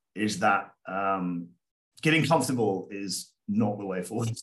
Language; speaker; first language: English; native; English